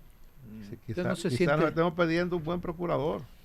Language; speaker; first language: Spanish; native; Spanish